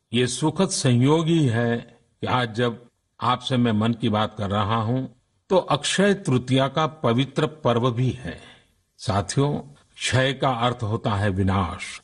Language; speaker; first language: Hindi; non-native, local second language; Gujarati